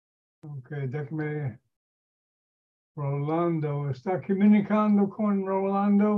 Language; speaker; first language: Spanish; non-native, learner; English